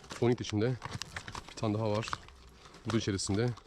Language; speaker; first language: Turkish; native; Turkish